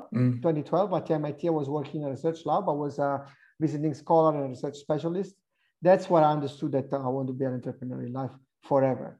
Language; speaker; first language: English; non-native, fluent; Italian